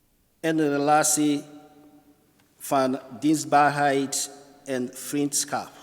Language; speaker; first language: Dutch; non-native, fluent; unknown